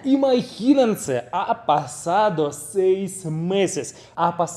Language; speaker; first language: Spanish; non-native, fluent; Russian